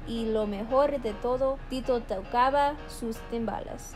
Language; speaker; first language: Spanish; non-native, learner; English